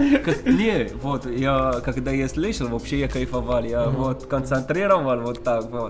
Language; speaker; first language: Russian; non-native, learner; Arabic